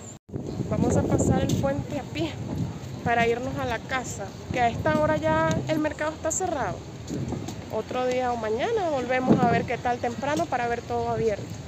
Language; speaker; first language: Spanish; native; Spanish